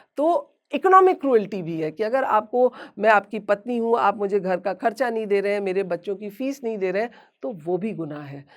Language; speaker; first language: Hindi; native; Hindi